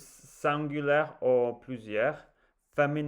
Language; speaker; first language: French; non-native, learner; English